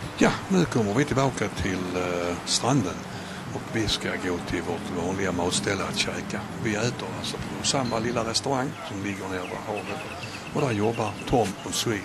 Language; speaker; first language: Swedish; native; Swedish